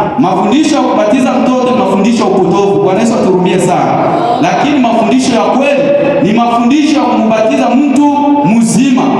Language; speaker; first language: Swahili; native; Swahili